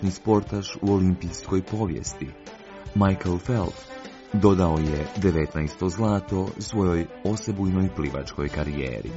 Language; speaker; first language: Croatian; native; Croatian